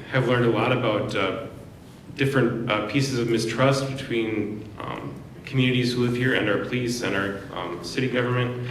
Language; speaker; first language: English; native; English